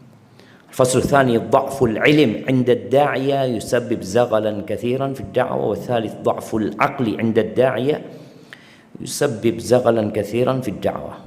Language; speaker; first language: Arabic; non-native, fluent; Indonesian